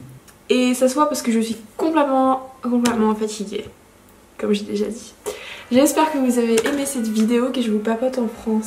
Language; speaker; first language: French; non-native, fluent; Finnish